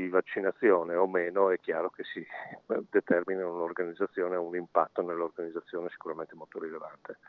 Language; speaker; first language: Italian; native; Italian